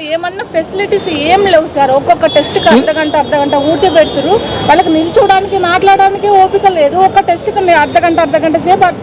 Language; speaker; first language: Telugu; native; Telugu